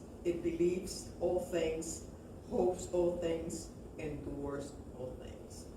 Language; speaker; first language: English; native; English